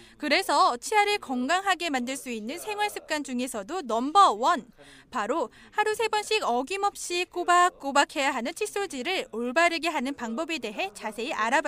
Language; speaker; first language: Korean; native; Korean